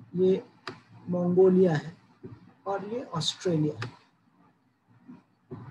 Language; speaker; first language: Hindi; native; Hindi